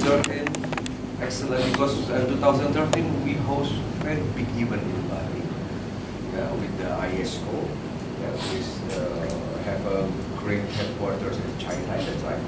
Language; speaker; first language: English; non-native, learner; Indonesian